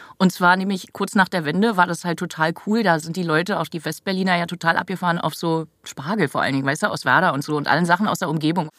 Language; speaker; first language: German; native; German